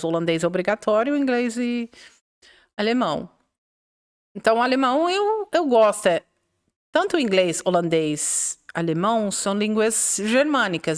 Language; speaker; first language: Portuguese; non-native, fluent; Dutch